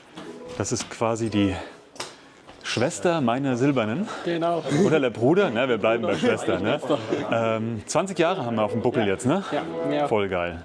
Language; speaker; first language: German; native; German